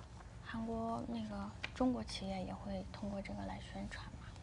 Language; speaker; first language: Chinese; non-native, fluent; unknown